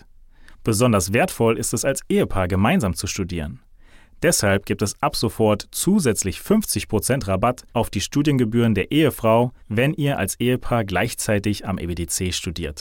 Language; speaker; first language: German; native; German